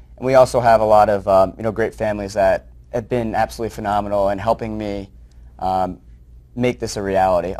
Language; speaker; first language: English; native; English